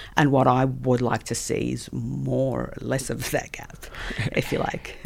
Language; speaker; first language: English; native; English